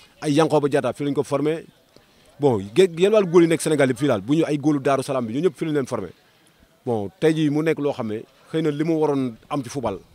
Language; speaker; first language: Wolof; native; Wolof